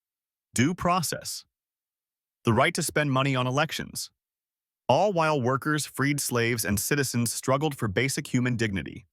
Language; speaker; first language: English; native; English